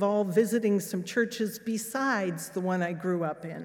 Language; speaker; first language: English; native; English